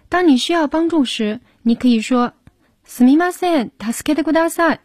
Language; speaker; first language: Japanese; non-native, fluent; Chinese